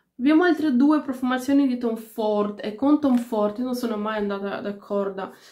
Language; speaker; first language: Italian; non-native, fluent; Finnish